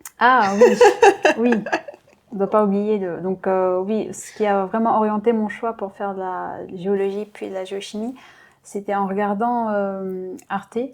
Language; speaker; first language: French; non-native, local second language; Arabic